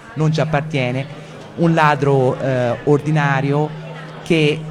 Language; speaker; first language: Italian; native; Italian